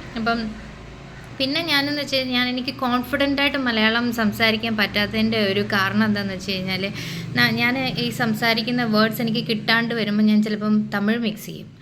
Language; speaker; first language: Malayalam; early bilingual, heritage; Malayalam